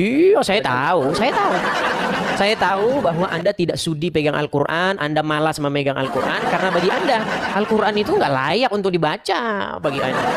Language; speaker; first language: Indonesian; native; Indonesian